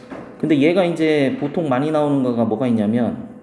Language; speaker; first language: Korean; native; Korean